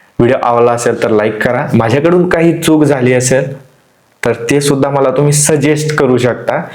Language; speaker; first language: Marathi; native; Marathi